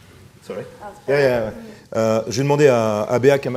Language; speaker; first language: French; native; French